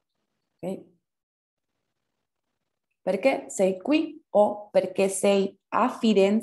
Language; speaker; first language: Italian; non-native, fluent; Spanish